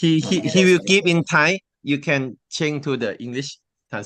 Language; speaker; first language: English; non-native, learner; Thai